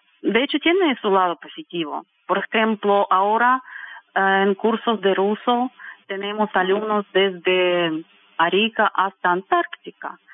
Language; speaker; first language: Spanish; non-native, fluent; Russian